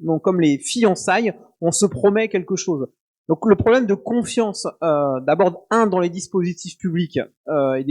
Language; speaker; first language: French; native; French